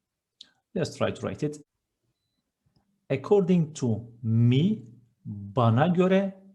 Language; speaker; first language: English; non-native, fluent; Turkish